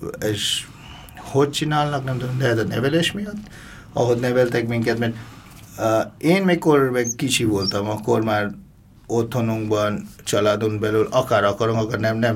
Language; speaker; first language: Hungarian; non-native, fluent; Bangla